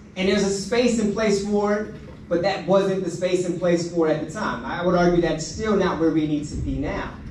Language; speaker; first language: English; native; English